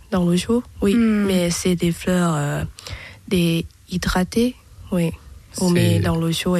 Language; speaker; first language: French; non-native, learner; Thai